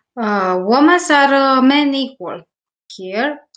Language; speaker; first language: English; non-native, learner; Romanian